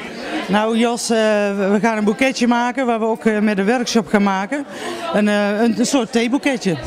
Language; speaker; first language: Dutch; native; Dutch